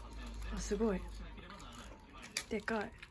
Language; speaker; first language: Japanese; non-native, fluent; English